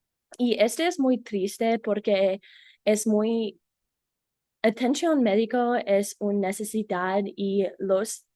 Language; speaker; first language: Spanish; non-native, learner; English